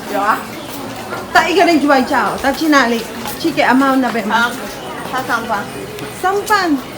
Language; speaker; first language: Chinese; non-native, learner; Filipino